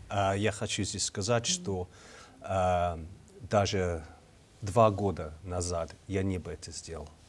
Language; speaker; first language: Russian; non-native, learner; English